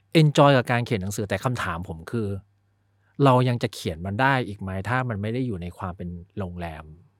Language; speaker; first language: Thai; early bilingual, other home language; Chinese